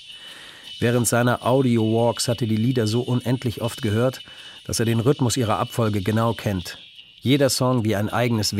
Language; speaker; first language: German; native; German